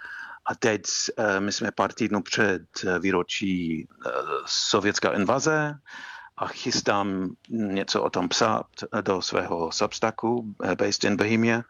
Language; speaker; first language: Czech; non-native, fluent; English